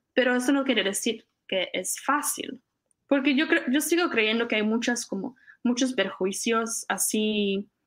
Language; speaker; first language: Spanish; non-native, fluent; Czech